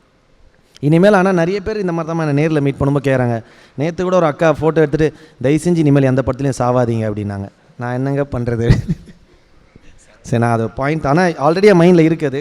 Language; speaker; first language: Tamil; native; Tamil